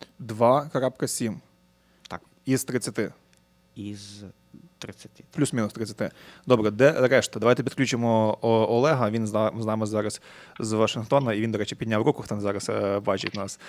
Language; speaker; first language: Ukrainian; native; Ukrainian